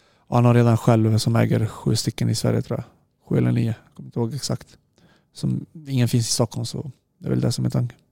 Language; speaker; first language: Swedish; non-native, fluent; Serbian